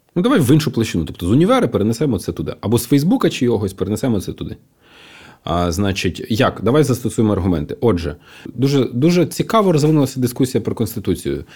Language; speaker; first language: Ukrainian; non-native, local second language; Russian